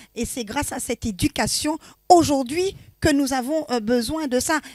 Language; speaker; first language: French; native; French